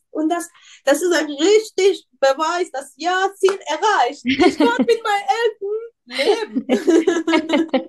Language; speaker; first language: German; non-native, learner; Persian